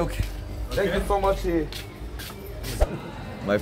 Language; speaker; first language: English; non-native, learner; Korean